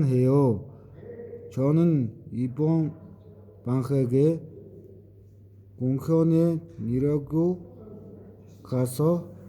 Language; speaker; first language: Korean; non-native, learner; Mongolian